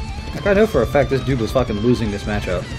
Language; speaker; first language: English; native; English